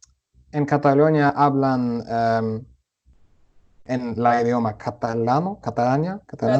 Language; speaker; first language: Spanish; non-native, learner; German